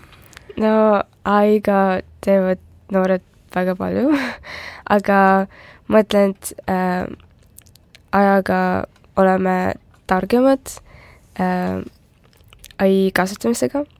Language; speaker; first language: Estonian; non-native, local second language; Russian